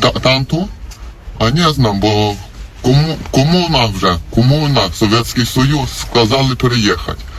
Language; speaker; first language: Polish; non-native, learner; Ukrainian